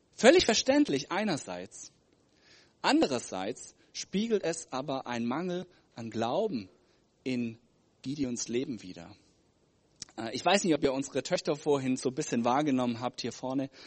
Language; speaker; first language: German; native; German